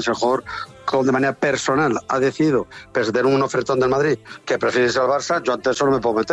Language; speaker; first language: Spanish; native; Spanish